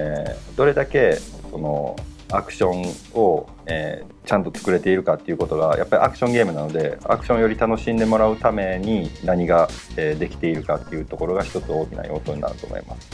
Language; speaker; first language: Japanese; native; Japanese